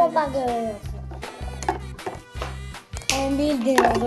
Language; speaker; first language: Turkish; early bilingual, heritage; Turkish